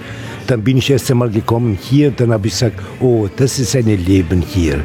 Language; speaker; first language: German; non-native, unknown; Italian